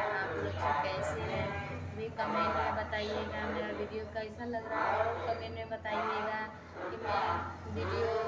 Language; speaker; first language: Hindi; non-native, local second language; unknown